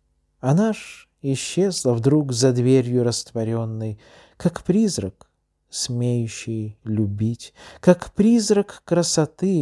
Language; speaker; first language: Russian; native; Russian